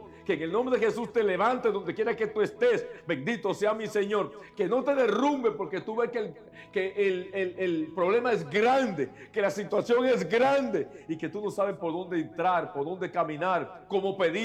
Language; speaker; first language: Spanish; native; Spanish